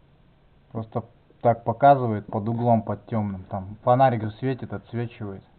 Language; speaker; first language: Russian; native; Russian